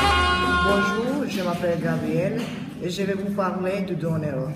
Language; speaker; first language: French; non-native, learner; Italian